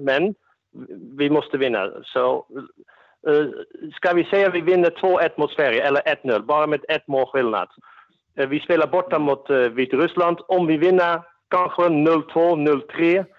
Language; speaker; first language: Swedish; non-native, fluent; Dutch